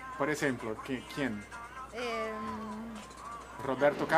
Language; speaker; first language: Spanish; non-native, fluent; Portuguese